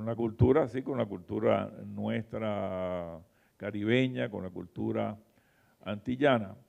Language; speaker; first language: Spanish; native; Spanish